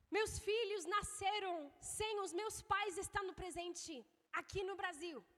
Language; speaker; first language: Portuguese; non-native, fluent; English